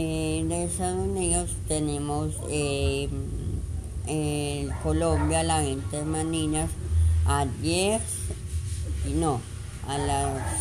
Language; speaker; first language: Spanish; non-native, learner; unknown